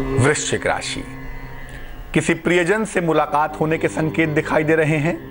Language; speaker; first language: Hindi; native; Hindi